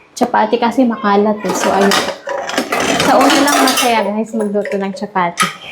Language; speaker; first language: Filipino; non-native, local second language; Iloko